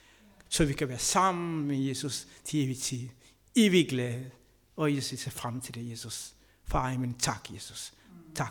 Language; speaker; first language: Danish; non-native, learner; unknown